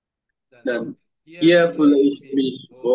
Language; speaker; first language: German; non-native, fluent; Bangla